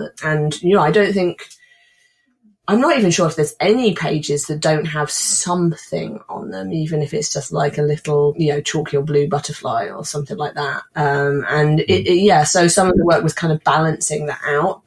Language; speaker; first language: English; native; English